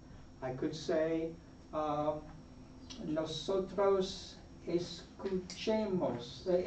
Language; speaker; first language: Spanish; non-native, fluent; English